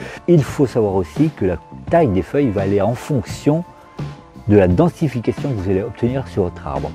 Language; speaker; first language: French; native; French